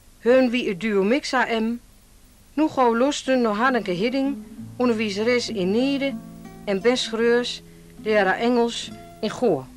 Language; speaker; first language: Dutch; native; Dutch